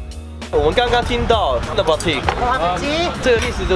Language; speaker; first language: Chinese; non-native, local second language; Cantonese